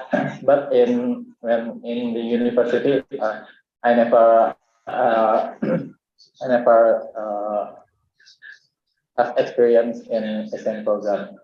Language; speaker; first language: English; non-native, learner; Indonesian